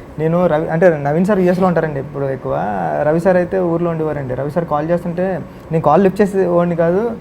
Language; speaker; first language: Telugu; native; Telugu